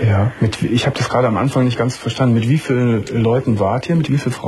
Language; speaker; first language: German; native; German